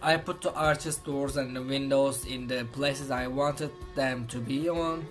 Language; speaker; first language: English; non-native, fluent; Turkish